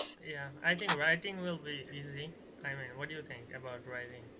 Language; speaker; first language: English; non-native, learner; Bangla